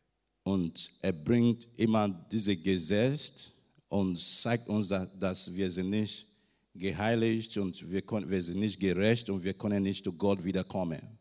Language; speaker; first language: German; non-native, learner; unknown